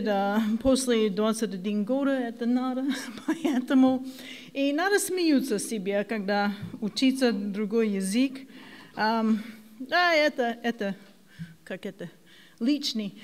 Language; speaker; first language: Russian; non-native, learner; English